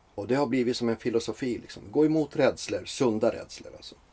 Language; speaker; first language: Swedish; early bilingual, other home language; Finnish